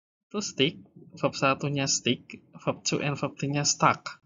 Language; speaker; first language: English; non-native, fluent; Indonesian